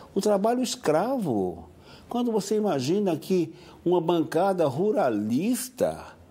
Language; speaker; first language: Portuguese; native; Portuguese